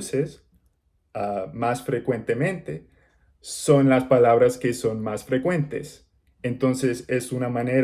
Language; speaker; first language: Spanish; non-native, learner; English